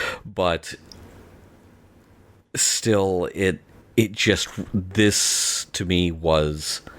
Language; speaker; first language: English; native; English